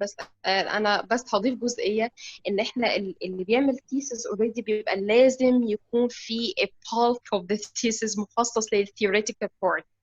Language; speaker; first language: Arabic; native; Arabic